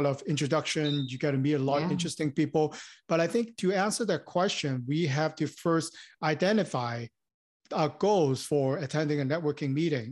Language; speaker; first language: English; non-native, local second language; Cantonese